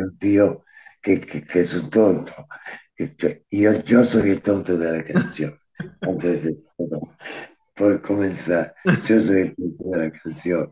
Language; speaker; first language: Spanish; non-native, fluent; Italian